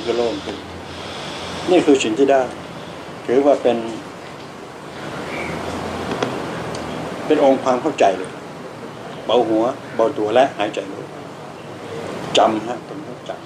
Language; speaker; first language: Thai; native; Thai